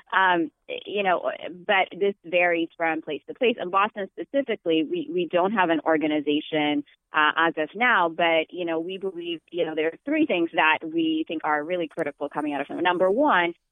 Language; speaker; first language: English; non-native, fluent; Amharic